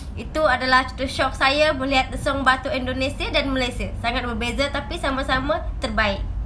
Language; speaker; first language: Malay; native; Malay